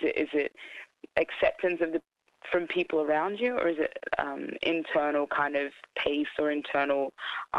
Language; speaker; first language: English; native; English